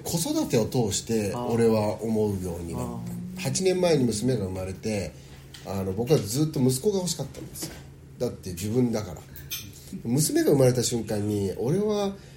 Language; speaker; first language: Japanese; early bilingual, heritage; Japanese